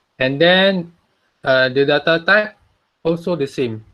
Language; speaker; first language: English; non-native, local second language; Malay